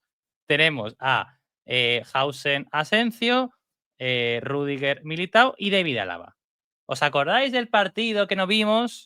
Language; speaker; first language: Spanish; native; Spanish